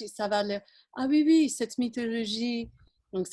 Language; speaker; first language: French; non-native, fluent; English